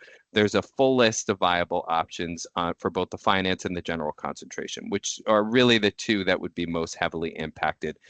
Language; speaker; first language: English; native; English